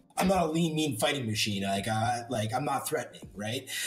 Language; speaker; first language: English; native; English